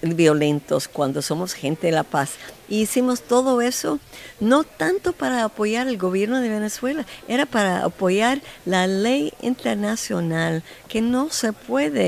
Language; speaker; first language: Spanish; non-native, fluent; English